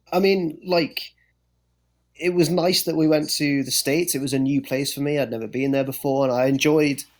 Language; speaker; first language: English; native; English